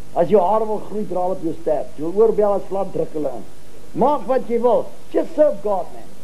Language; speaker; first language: English; non-native, local second language; Afrikaans